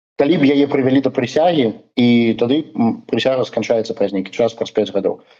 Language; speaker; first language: Belarusian; non-native, local second language; Russian